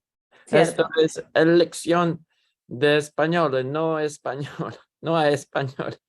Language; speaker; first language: Spanish; non-native, learner; English